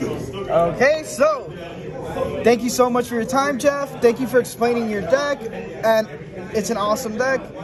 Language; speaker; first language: English; native; English